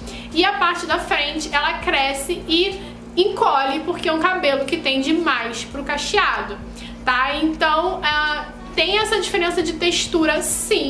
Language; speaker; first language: Portuguese; native; Portuguese